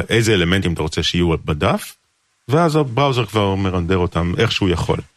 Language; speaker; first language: Hebrew; native; Hebrew